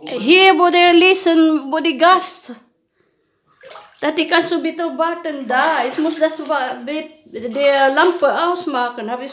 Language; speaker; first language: German; non-native, learner; Filipino